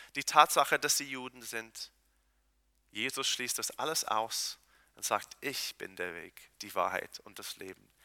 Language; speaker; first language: German; non-native, fluent; Hebrew